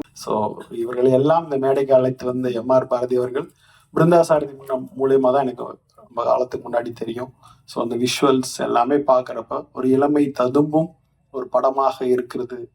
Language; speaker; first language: Tamil; native; Tamil